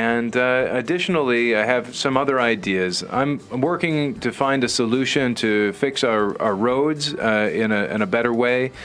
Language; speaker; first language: English; native; English